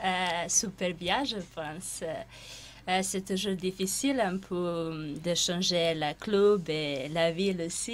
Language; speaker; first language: French; non-native, fluent; Serbian